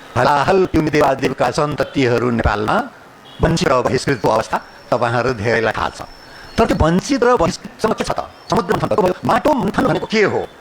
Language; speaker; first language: Nepali; non-native, local second language; Maithili